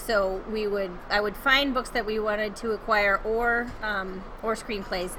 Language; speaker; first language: English; native; English